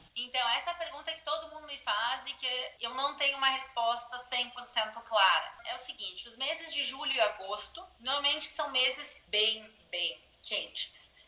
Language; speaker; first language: Portuguese; native; Portuguese